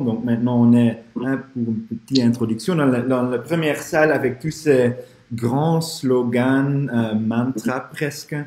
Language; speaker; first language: French; non-native, fluent; Dutch